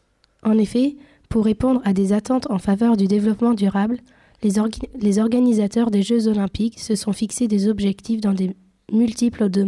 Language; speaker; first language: French; native; French